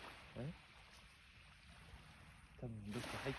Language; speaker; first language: Japanese; native; Japanese